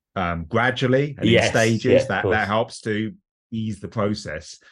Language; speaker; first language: English; native; English